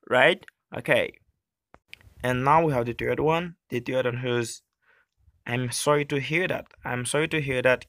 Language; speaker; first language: English; non-native, learner; Haitian Creole